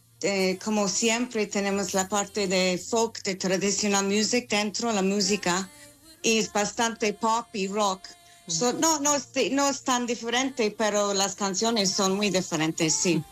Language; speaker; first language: Spanish; non-native, fluent; English